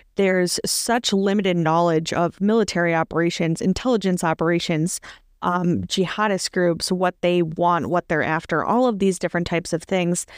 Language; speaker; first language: English; native; English